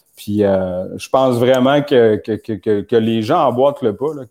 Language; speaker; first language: French; native; French